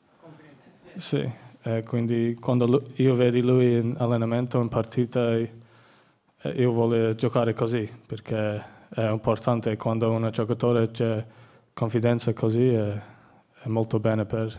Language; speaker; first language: Italian; non-native, learner; English